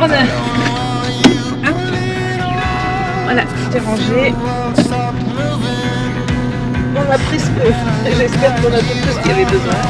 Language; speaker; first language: French; native; French